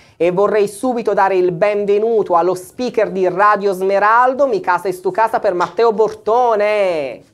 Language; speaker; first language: Italian; native; Italian